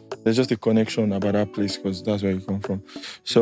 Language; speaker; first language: English; non-native, local second language; Yoruba